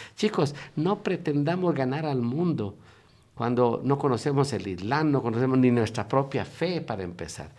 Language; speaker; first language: Spanish; native; Spanish